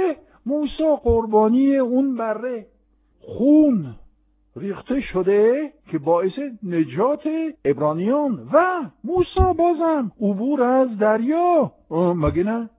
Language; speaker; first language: Persian; non-native, fluent; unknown